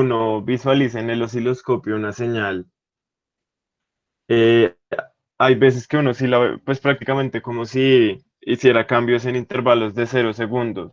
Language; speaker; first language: Spanish; native; Spanish